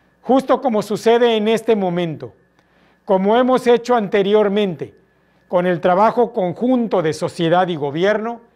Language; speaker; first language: Spanish; native; Spanish